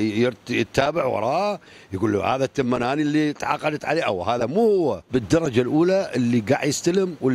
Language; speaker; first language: Arabic; native; Arabic